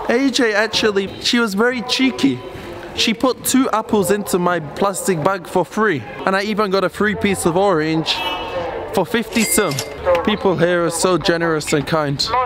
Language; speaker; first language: English; native; English